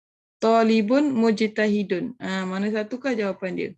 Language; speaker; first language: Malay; native; Malay